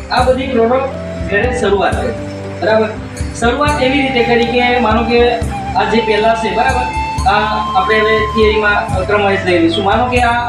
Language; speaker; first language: Gujarati; non-native, local second language; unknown